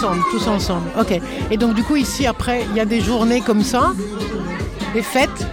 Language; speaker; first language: French; native; French